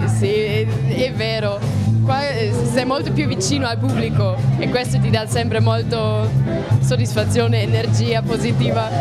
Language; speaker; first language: Italian; non-native, fluent; German